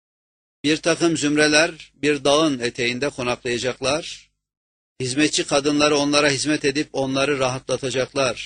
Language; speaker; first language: Turkish; native; Turkish